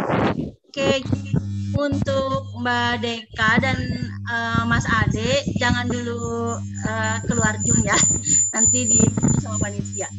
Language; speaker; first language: Indonesian; native; Indonesian